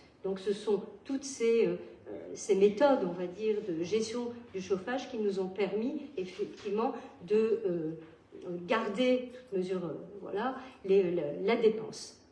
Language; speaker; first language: French; native; French